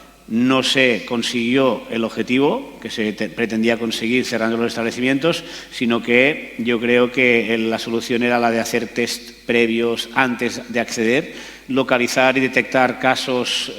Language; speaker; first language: Spanish; native; Spanish